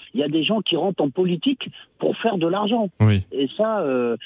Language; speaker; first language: French; native; French